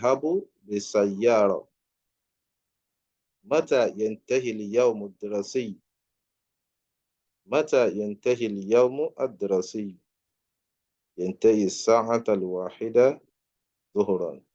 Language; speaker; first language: Arabic; non-native, fluent; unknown